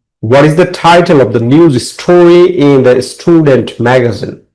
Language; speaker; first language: English; non-native, local second language; Bangla